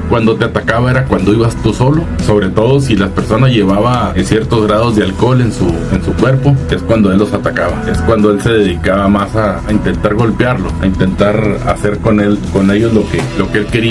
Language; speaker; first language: Spanish; native; Spanish